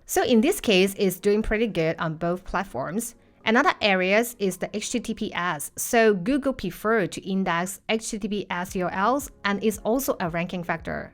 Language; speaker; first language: English; non-native, fluent; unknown